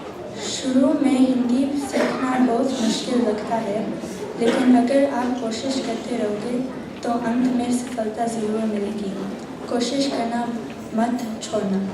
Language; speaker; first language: Hindi; early bilingual, heritage; Hindi